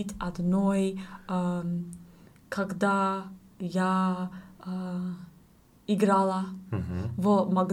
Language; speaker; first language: Russian; non-native, learner; English